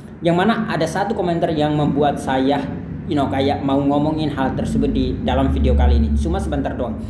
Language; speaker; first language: Indonesian; native; Indonesian